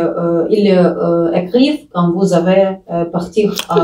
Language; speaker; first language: French; non-native, learner; Russian